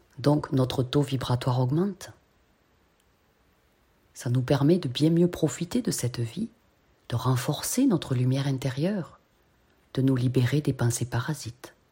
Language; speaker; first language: French; native; French